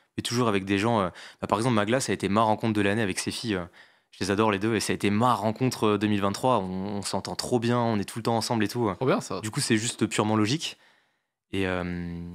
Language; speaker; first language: French; native; French